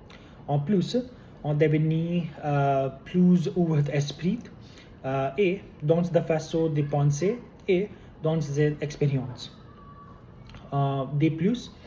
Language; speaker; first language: French; non-native, learner; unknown